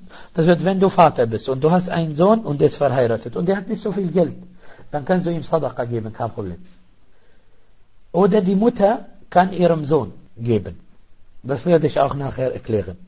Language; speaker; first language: German; non-native, fluent; Arabic